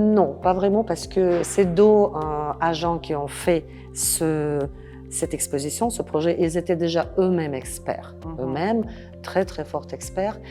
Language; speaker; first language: French; non-native, fluent; Russian